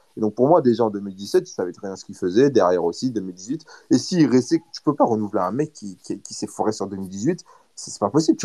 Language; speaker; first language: French; early bilingual, other home language; Portuguese